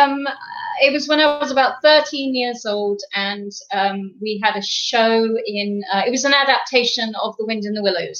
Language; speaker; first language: English; native; English